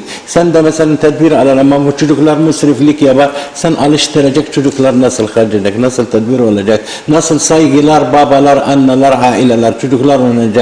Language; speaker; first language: Turkish; non-native, learner; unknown